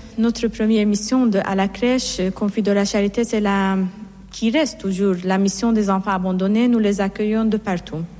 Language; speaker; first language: French; non-native, fluent; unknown